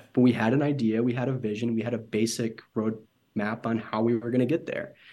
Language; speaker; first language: English; native; English